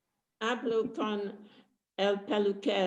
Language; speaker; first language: Spanish; non-native, fluent; English